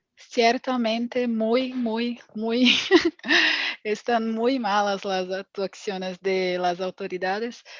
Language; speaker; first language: Spanish; non-native, fluent; Portuguese